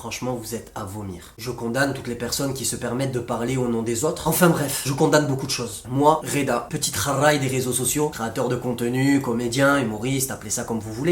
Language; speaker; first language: French; native; French